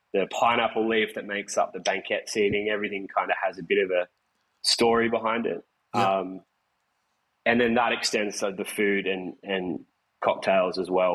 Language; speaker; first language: English; native; English